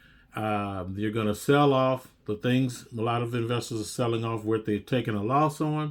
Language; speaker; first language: English; native; English